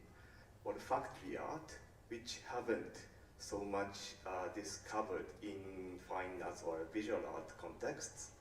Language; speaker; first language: English; non-native, learner; Japanese